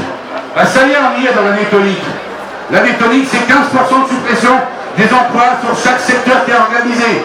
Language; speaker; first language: French; native; French